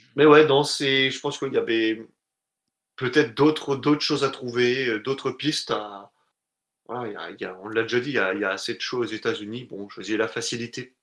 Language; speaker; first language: French; native; French